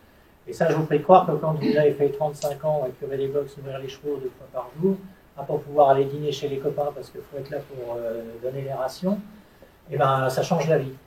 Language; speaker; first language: French; native; French